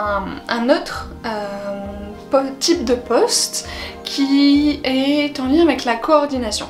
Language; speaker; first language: French; native; French